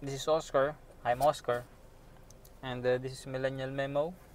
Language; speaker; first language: English; non-native, local second language; Filipino